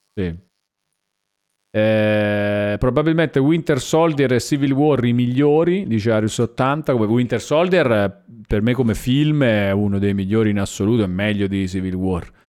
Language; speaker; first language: Italian; native; Italian